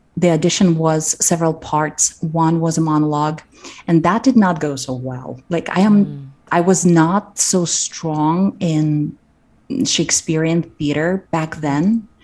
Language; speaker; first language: English; non-native, fluent; Russian